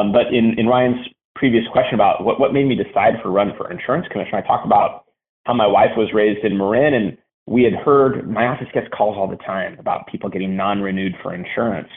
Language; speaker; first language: English; native; English